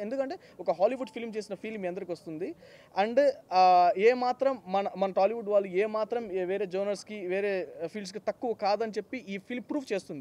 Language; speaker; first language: Telugu; native; Telugu